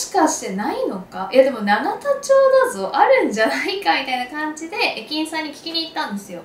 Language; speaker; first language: Japanese; native; Japanese